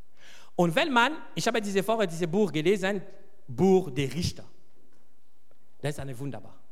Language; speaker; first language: German; non-native, fluent; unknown